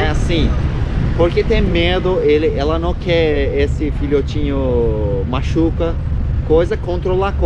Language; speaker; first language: Portuguese; non-native, learner; Turkish